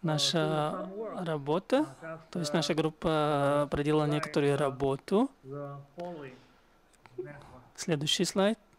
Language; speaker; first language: Russian; non-native, fluent; Chinese